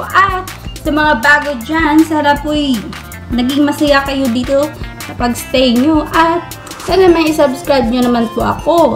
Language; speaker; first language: Filipino; non-native, local second language; Cebuano